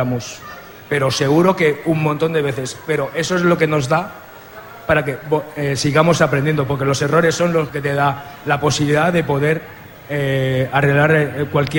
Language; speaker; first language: Spanish; native; Spanish